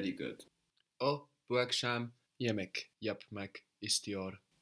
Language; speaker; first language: Turkish; non-native, fluent; English